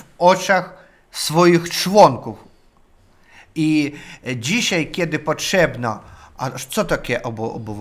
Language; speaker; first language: Polish; non-native, learner; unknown